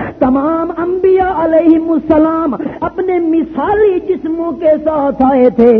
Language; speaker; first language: Urdu; non-native, local second language; Pashto